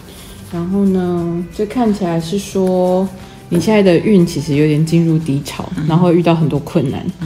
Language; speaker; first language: Chinese; native; Chinese